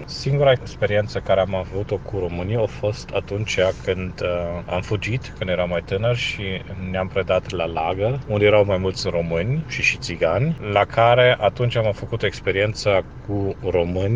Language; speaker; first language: Romanian; non-native, local second language; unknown